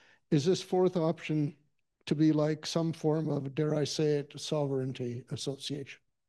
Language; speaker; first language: English; native; English